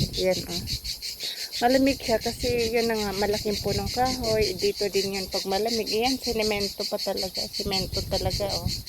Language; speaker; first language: Filipino; non-native, local second language; Cebuano